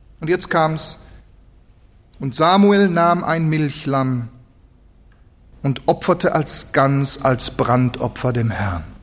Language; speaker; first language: German; native; German